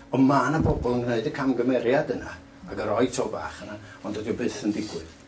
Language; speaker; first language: Welsh; native; Welsh